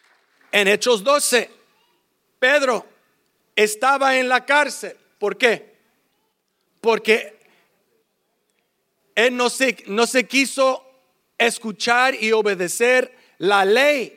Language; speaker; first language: Spanish; early bilingual, heritage; English